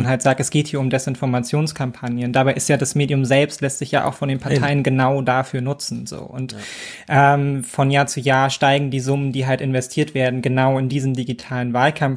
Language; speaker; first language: German; native; German